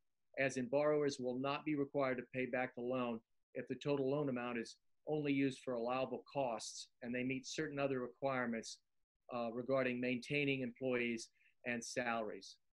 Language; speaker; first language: English; native; English